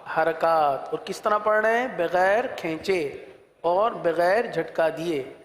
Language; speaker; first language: Urdu; native; Urdu